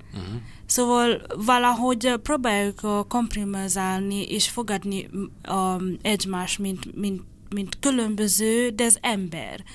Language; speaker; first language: Hungarian; non-native, learner; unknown